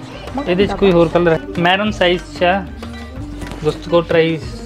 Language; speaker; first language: Filipino; non-native, learner; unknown